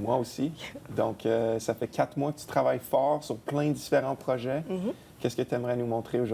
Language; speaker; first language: French; native; French